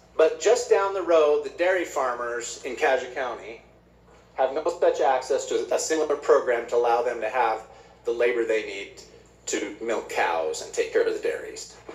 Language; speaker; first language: English; native; English